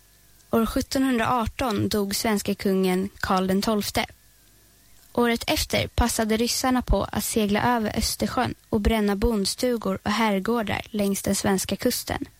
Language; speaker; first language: Swedish; native; Swedish